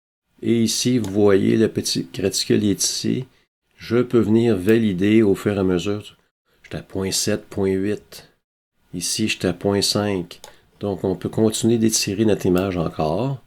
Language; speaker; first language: French; native; French